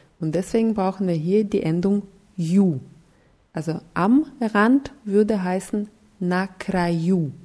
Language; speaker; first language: German; non-native, fluent; Russian